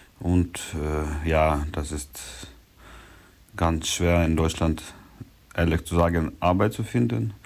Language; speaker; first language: German; non-native, learner; Ukrainian